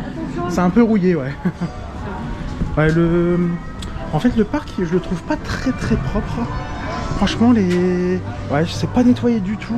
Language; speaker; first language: French; native; French